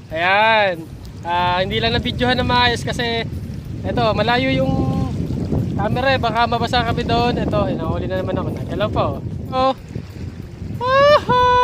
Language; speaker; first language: Filipino; native; Filipino